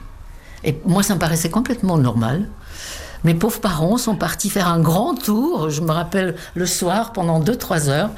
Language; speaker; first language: French; non-native, fluent; Czech